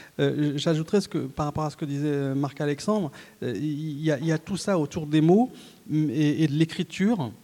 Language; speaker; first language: French; early bilingual, other home language; Arabic